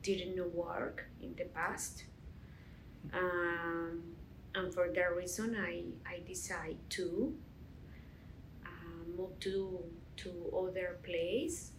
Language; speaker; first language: English; non-native, learner; Spanish